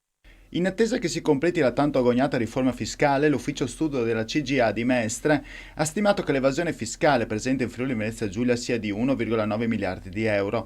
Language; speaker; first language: Italian; native; Italian